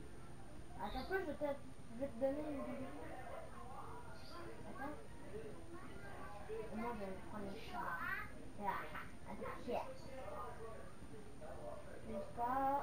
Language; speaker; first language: French; native; French